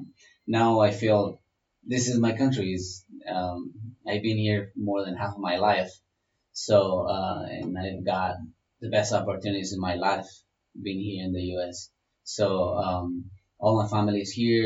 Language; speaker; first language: English; non-native, fluent; Spanish